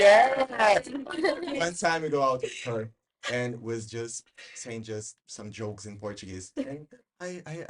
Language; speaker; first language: English; non-native, learner; Portuguese